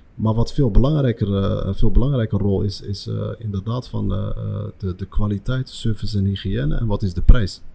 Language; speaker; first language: Dutch; early bilingual, other home language; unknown